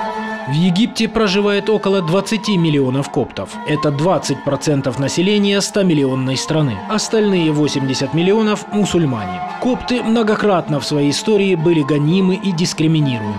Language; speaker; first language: Russian; native; Russian